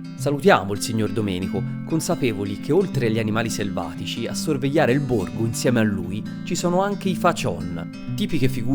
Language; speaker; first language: Italian; native; Italian